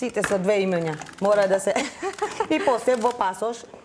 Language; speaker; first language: Macedonian; non-native, learner; Filipino